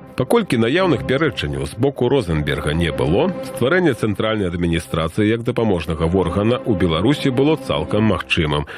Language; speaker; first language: Belarusian; native; Belarusian